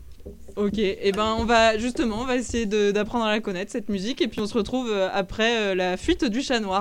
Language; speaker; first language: French; native; French